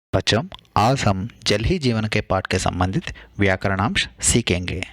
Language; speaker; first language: Hindi; non-native, local second language; Telugu